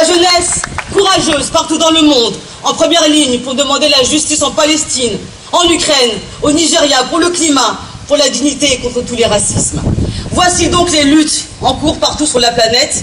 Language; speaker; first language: French; native; French